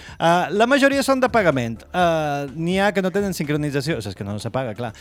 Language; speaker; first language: Catalan; native; Catalan